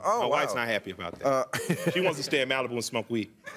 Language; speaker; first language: English; native; English